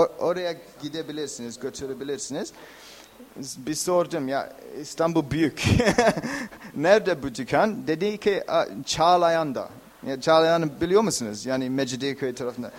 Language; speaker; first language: Turkish; non-native, fluent; English